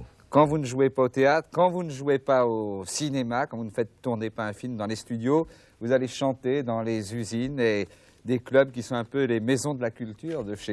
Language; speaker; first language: French; native; French